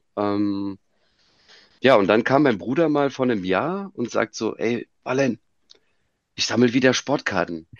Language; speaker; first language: German; native; German